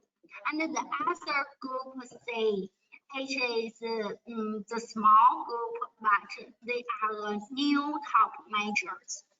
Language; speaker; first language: English; non-native, learner; Chinese